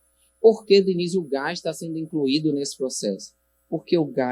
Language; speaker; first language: Portuguese; native; Portuguese